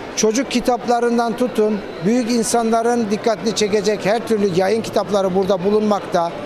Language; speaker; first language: Turkish; native; Turkish